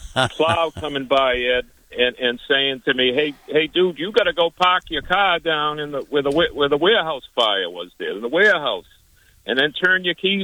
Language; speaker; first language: English; native; English